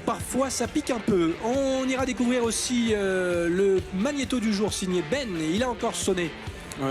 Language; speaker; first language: French; native; French